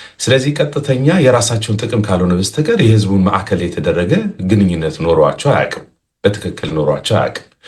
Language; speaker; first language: Amharic; non-native, local second language; Tigrinya